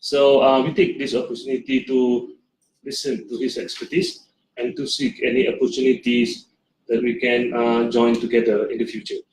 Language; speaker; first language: English; non-native, local second language; Malay